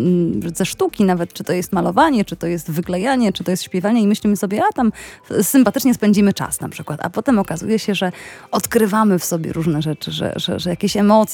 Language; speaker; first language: Polish; native; Polish